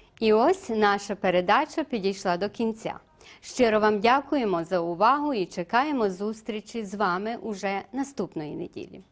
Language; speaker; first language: Ukrainian; early bilingual, heritage; Ukrainian